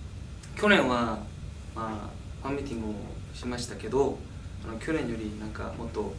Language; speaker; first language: Japanese; non-native, learner; Korean